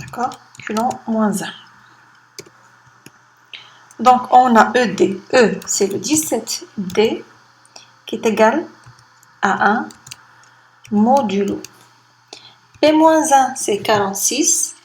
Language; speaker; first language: French; non-native, local second language; Arabic